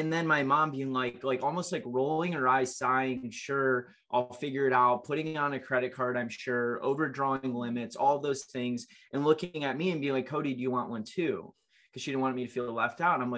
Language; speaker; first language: English; native; English